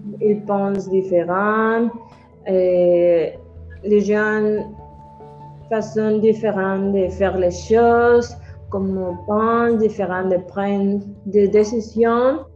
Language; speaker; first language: French; non-native, learner; Spanish